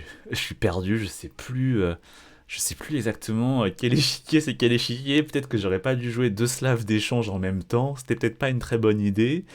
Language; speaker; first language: French; native; French